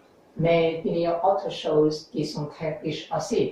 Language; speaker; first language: French; non-native, learner; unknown